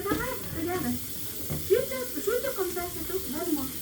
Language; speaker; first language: French; early bilingual, other home language; Vietnamese